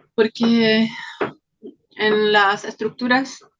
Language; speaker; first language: Spanish; native; Spanish